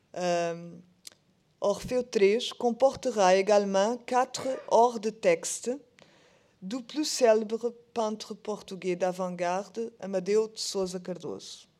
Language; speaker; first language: French; non-native, learner; Portuguese